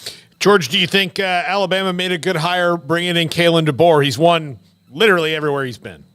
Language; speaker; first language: English; native; English